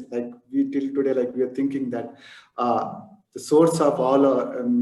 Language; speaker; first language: English; non-native, local second language; Kannada